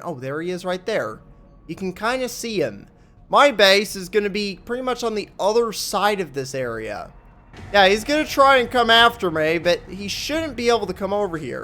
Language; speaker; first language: English; native; English